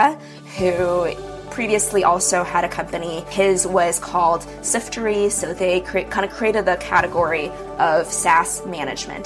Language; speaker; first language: English; early bilingual, other home language; Chinese